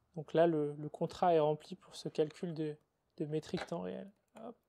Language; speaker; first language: French; native; French